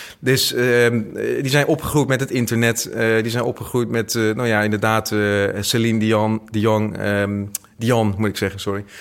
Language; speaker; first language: Dutch; native; Dutch